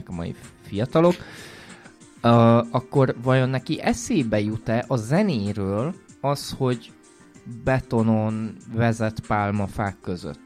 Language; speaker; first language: Hungarian; native; Hungarian